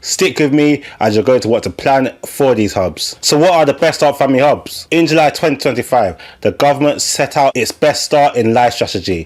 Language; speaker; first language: English; native; English